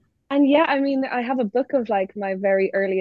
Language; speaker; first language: English; native; English